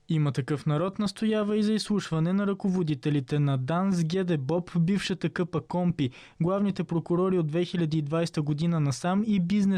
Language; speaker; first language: Bulgarian; native; Bulgarian